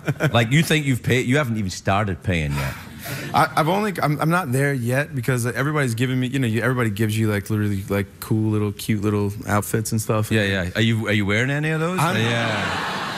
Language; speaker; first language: English; native; English